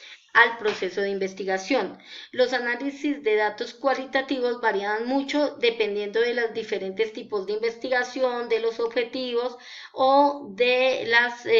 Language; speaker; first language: Spanish; native; Spanish